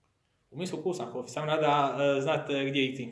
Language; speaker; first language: Russian; non-native, learner; Croatian